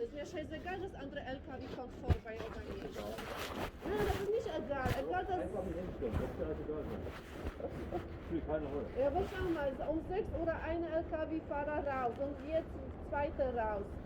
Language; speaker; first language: German; non-native, learner; Polish